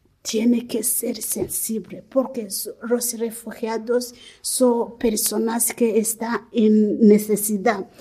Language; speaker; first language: Spanish; non-native, learner; Kinyarwanda